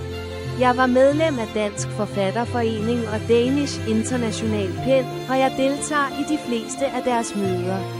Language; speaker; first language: Danish; non-native, fluent; Persian